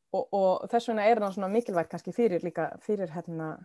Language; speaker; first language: Icelandic; non-native, fluent; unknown